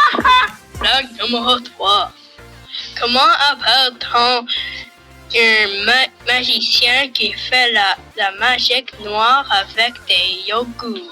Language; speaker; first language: French; non-native, learner; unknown